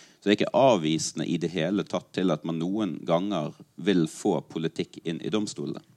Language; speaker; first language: Norwegian; native; Norwegian